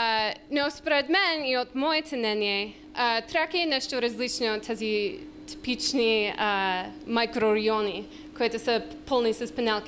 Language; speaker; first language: Bulgarian; non-native, learner; English